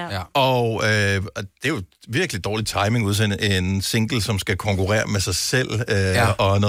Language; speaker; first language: Danish; native; Danish